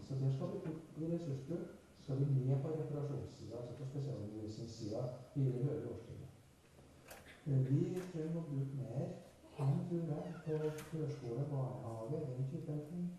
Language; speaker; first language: Norwegian; native; Norwegian